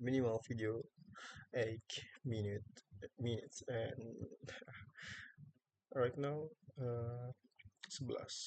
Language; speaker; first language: English; non-native, learner; Indonesian